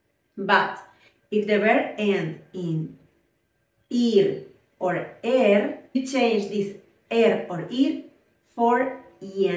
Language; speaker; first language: English; non-native, fluent; Spanish